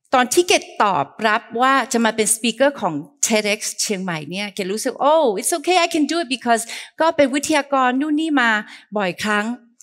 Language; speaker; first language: Thai; early bilingual, heritage; Thai